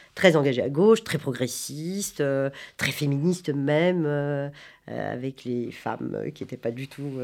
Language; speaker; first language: French; non-native, local second language; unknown